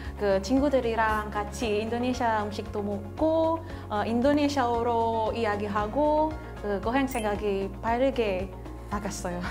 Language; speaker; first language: Korean; non-native, fluent; Indonesian